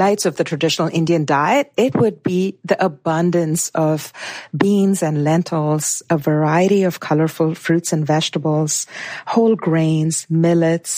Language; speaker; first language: English; non-native, local second language; Gujarati